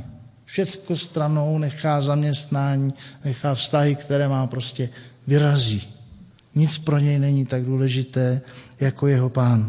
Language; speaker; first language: Czech; native; Czech